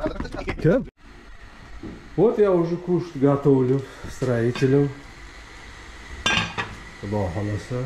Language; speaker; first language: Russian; non-native, local second language; Uzbek